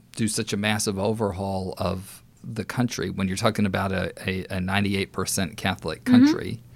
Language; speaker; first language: English; native; English